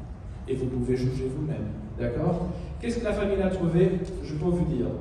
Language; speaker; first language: French; non-native, learner; Spanish